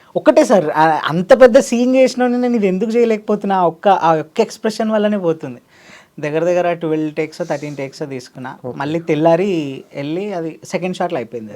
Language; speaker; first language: Telugu; native; Telugu